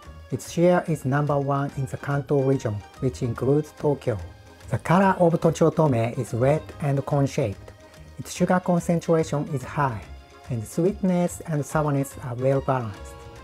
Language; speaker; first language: English; non-native, fluent; Japanese